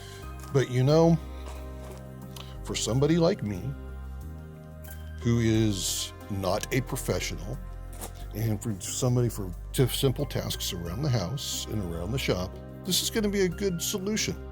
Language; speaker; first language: English; native; English